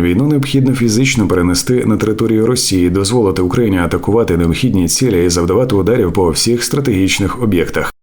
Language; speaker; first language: Ukrainian; native; Ukrainian